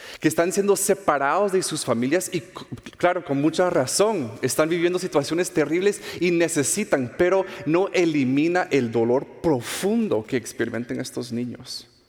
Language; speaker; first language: Spanish; non-native, fluent; English